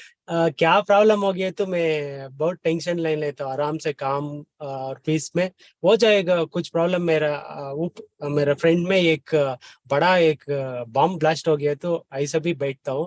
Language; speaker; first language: Hindi; non-native, learner; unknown